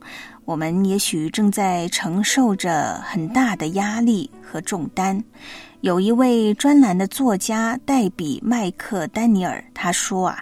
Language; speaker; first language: Chinese; native; Chinese